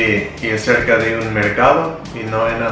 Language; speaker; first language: Spanish; non-native, learner; Vietnamese